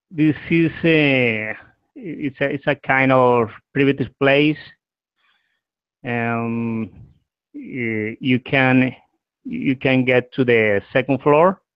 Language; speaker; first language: English; non-native, learner; Spanish